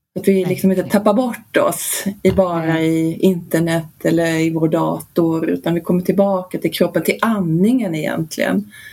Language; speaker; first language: Swedish; early bilingual, heritage; Swedish